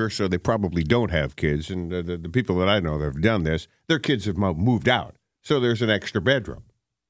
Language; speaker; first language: English; native; English